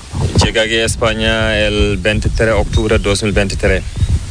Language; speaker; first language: Spanish; non-native, learner; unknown